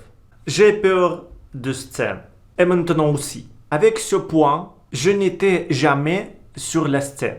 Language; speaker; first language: French; non-native, learner; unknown